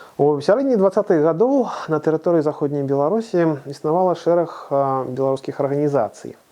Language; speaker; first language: Belarusian; native; Belarusian